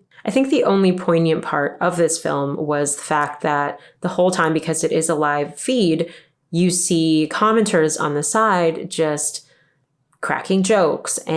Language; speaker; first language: English; native; English